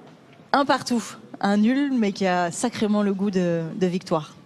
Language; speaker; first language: French; native; French